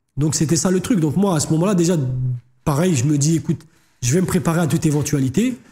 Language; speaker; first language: French; native; French